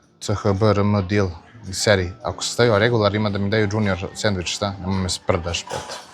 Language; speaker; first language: Bosnian; early bilingual, heritage; Bosnian